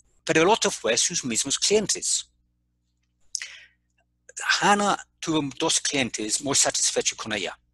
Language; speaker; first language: Spanish; non-native, fluent; English